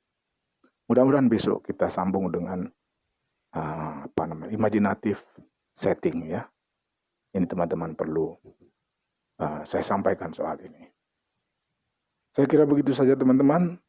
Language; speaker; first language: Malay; non-native, local second language; Achinese